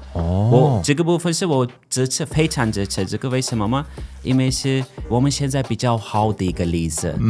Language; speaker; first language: Chinese; non-native, fluent; Turkish